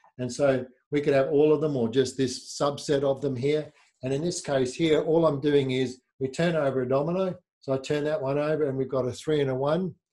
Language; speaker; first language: English; native; English